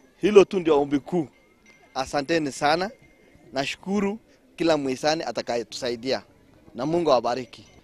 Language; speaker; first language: Swahili; non-native, local second language; Kalenjin